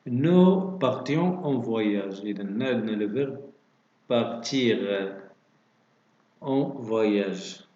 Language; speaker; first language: French; non-native, local second language; Arabic